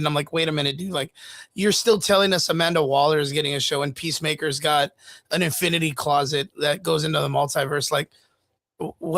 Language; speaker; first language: English; native; English